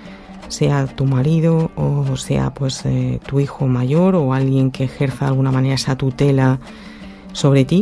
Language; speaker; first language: Spanish; native; Spanish